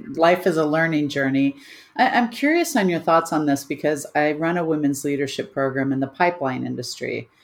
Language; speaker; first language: English; native; English